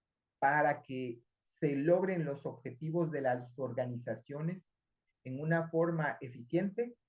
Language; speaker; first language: Spanish; native; Spanish